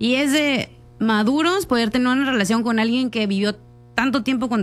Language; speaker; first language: Spanish; native; Spanish